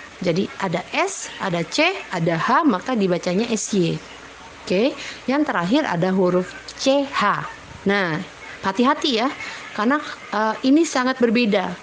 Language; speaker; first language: Indonesian; native; Indonesian